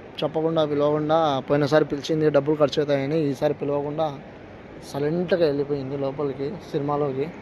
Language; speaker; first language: Telugu; non-native, local second language; Urdu